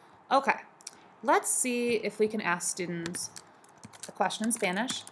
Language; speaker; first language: English; native; English